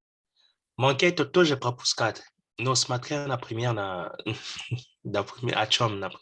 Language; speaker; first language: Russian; non-native, fluent; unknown